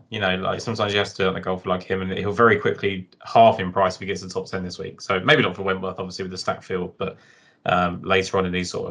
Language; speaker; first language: English; native; English